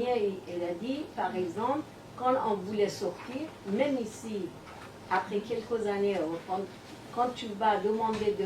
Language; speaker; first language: French; non-native, learner; Persian